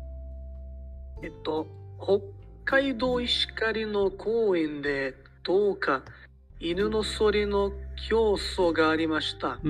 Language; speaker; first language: Japanese; non-native, learner; Portuguese